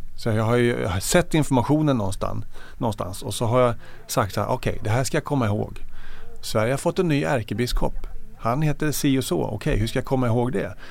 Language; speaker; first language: Swedish; native; Swedish